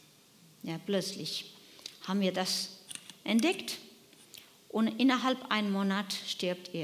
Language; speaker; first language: German; non-native, learner; Nepali